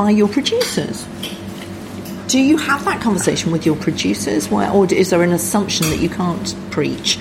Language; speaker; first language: English; native; English